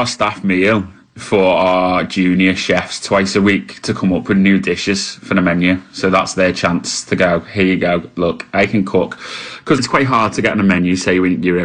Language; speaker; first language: English; native; English